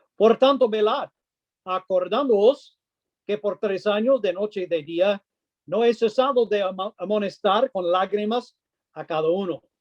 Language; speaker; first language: Spanish; non-native, fluent; English